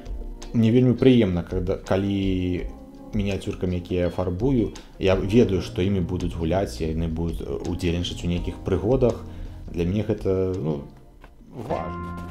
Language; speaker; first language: Belarusian; non-native, local second language; Russian